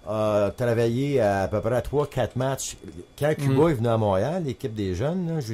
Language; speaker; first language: French; native; French